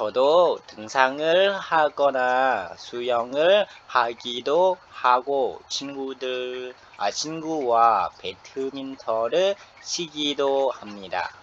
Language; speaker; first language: Korean; non-native, fluent; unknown